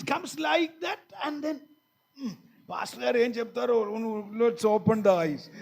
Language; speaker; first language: English; non-native, local second language; Malayalam